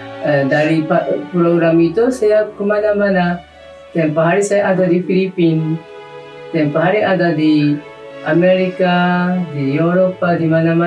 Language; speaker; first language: Indonesian; non-native, fluent; Japanese